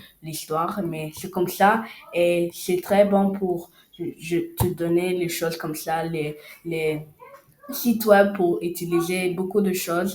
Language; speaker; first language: French; non-native, learner; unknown